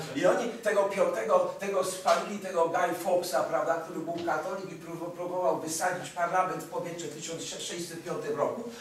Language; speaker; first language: Polish; early bilingual, heritage; Polish